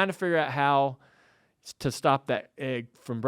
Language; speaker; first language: English; native; English